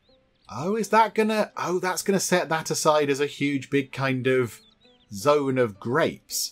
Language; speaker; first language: English; native; English